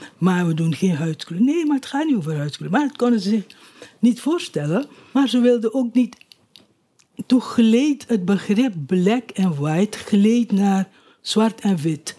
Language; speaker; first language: Dutch; native; Dutch